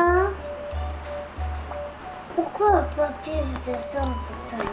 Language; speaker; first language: French; native; French